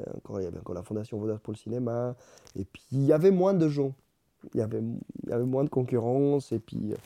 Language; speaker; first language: French; non-native, fluent; Spanish